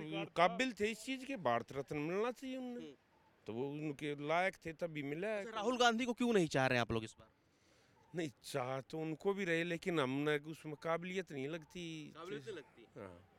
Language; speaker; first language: Hindi; native; Hindi